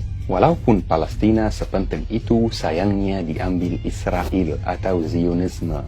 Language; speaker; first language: Indonesian; non-native, fluent; Arabic